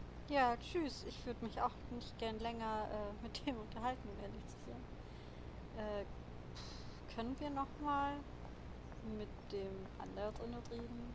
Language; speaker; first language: German; native; German